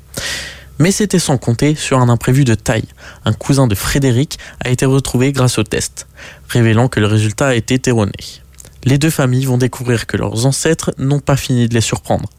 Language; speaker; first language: French; native; French